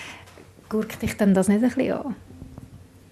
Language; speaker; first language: German; native; German